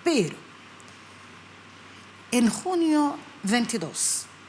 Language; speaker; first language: Spanish; non-native, learner; Arabic